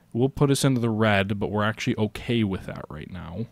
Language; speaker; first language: English; native; English